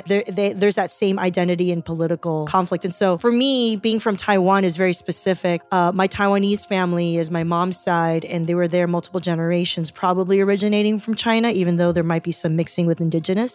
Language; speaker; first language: English; early bilingual, other home language; Chinese